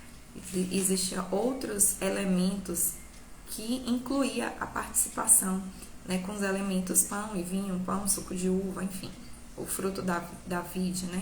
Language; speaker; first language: Portuguese; native; Portuguese